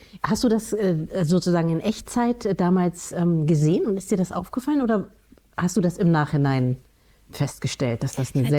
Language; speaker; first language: German; native; German